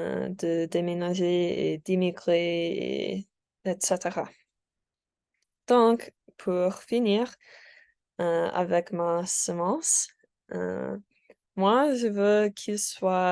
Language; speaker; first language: French; non-native, learner; English